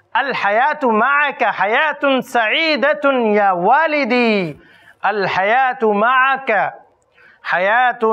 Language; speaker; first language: Arabic; non-native, fluent; Urdu